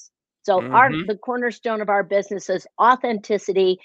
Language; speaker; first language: English; native; English